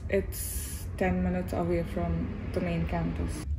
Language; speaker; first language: English; non-native, local second language; Telugu